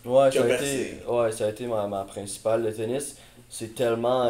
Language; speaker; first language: French; native; French